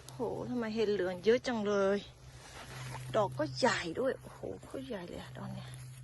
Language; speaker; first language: Thai; native; Thai